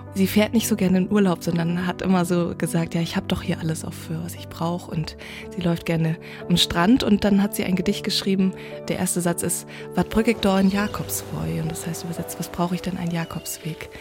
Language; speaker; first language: German; non-native, local second language; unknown